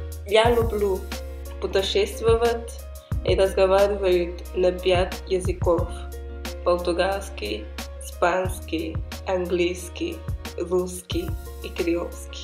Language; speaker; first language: Russian; non-native, fluent; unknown